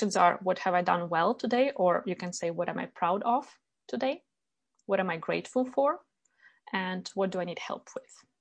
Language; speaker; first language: English; non-native, fluent; Ukrainian